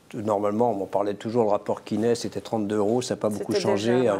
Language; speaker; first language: French; native; French